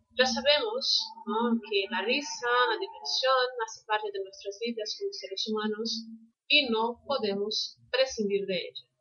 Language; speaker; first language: Spanish; non-native, fluent; Portuguese